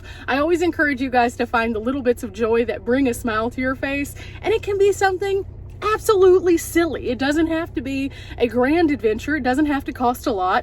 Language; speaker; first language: English; native; English